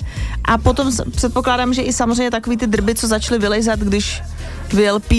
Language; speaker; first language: Czech; native; Czech